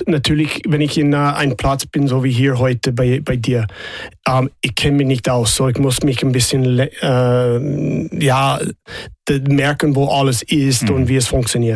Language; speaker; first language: German; non-native, fluent; English